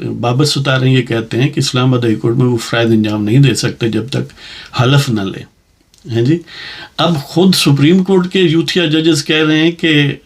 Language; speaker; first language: Urdu; non-native, local second language; Punjabi